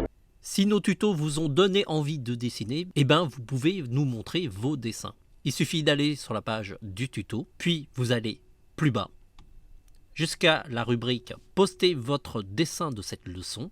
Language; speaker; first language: French; native; French